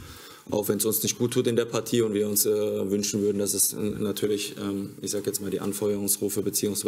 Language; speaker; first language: German; native; German